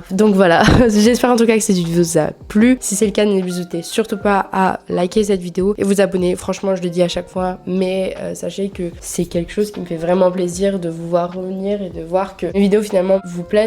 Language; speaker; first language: French; native; French